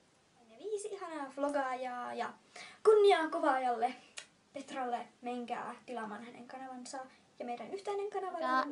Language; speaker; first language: Finnish; native; Finnish